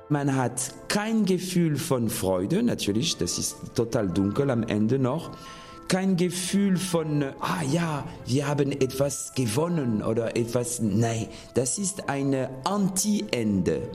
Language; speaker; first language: German; non-native, fluent; French